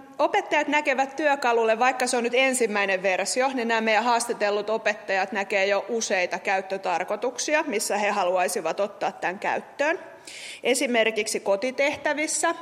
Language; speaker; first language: Finnish; native; Finnish